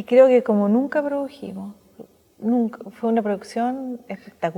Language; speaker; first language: Spanish; native; Spanish